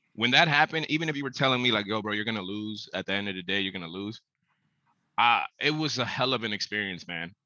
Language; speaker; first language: English; early bilingual, other home language; Spanish